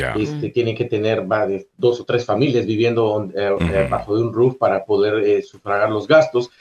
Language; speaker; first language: Spanish; native; Spanish